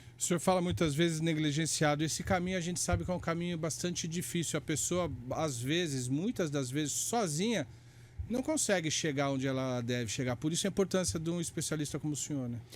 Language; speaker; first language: Portuguese; native; Portuguese